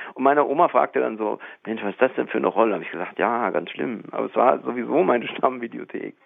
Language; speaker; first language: German; native; German